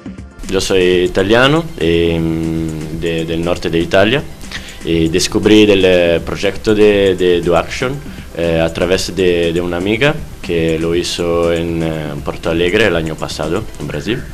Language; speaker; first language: Spanish; non-native, fluent; Italian